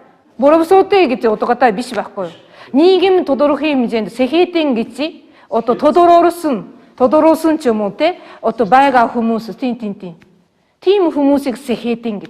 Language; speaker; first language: Mongolian; non-native, fluent; Japanese